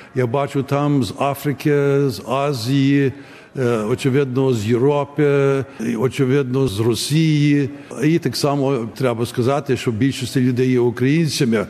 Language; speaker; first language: Ukrainian; early bilingual, heritage; Ukrainian